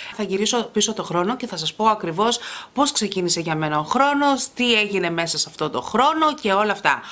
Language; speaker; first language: Greek; early bilingual, heritage; Greek